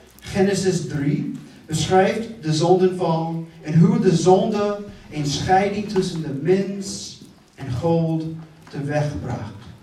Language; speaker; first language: Dutch; non-native, fluent; English